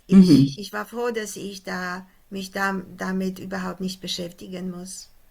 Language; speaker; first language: German; non-native, fluent; Polish